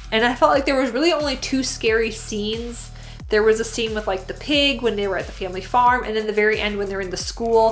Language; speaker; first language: English; native; English